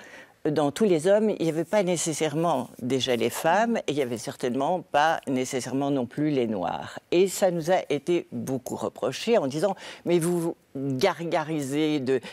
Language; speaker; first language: French; native; French